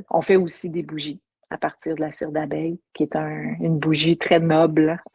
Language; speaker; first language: French; native; French